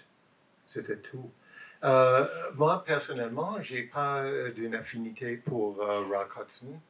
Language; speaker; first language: French; non-native, learner; English